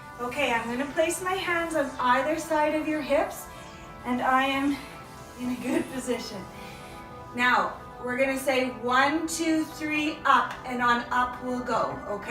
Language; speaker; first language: English; native; English